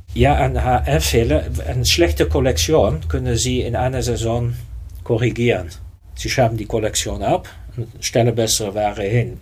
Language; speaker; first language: German; non-native, fluent; Dutch